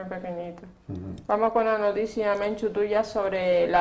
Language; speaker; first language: Spanish; native; Spanish